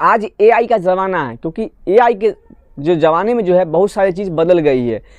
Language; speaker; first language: Hindi; non-native, local second language; Assamese